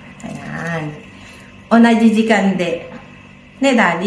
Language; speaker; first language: Japanese; non-native, learner; Filipino